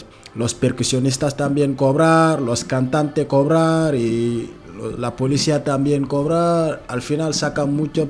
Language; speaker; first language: Spanish; non-native, learner; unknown